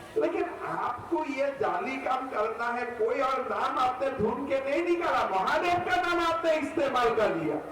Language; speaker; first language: Hindi; non-native, local second language; Assamese